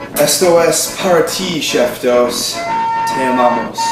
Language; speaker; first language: Spanish; non-native, learner; English